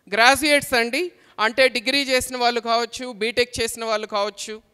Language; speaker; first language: English; non-native, local second language; Telugu